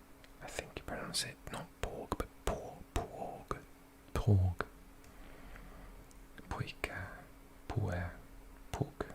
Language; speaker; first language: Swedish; non-native, learner; English